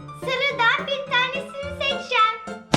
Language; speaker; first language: Turkish; early bilingual, heritage; Turkish